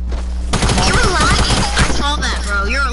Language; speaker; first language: English; native; English